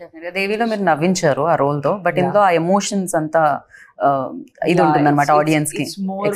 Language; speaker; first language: Telugu; native; Telugu